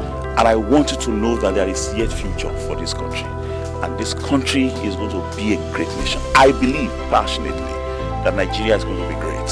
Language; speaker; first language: English; non-native, local second language; Yoruba